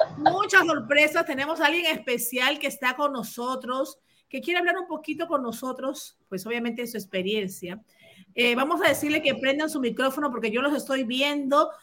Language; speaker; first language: Spanish; native; Spanish